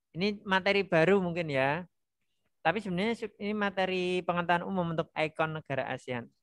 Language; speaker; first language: Indonesian; non-native, local second language; Javanese